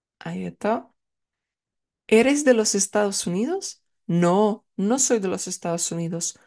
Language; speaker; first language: Spanish; non-native, fluent; Czech